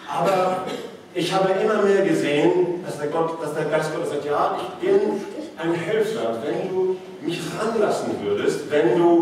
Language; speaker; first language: German; non-native, fluent; Norwegian